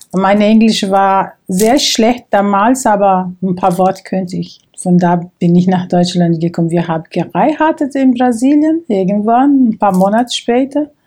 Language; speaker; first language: German; non-native, fluent; Portuguese